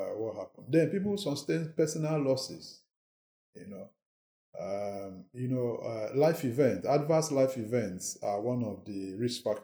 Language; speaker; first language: English; non-native, local second language; Igbo